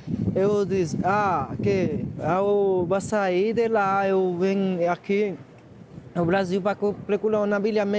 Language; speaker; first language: Portuguese; non-native, learner; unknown